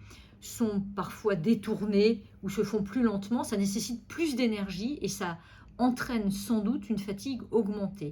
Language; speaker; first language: French; native; French